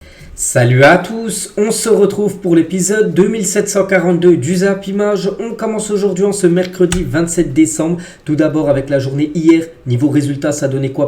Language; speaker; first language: French; native; French